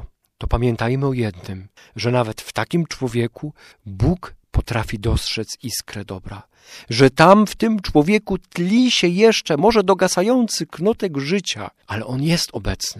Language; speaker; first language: Polish; native; Polish